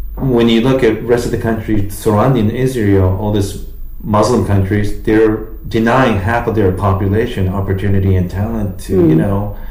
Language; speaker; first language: English; early bilingual, other home language; Japanese